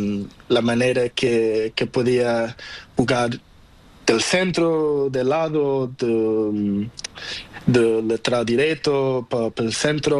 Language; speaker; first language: Spanish; non-native, learner; Portuguese